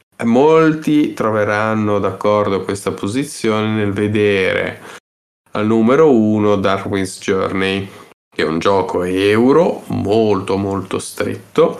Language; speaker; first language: Italian; native; Italian